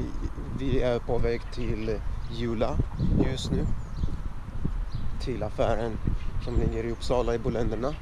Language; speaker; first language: Swedish; early bilingual, other home language; Russian